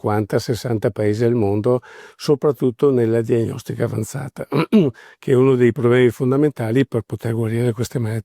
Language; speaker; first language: Italian; native; Italian